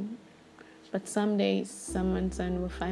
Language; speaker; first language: English; non-native, local second language; Yoruba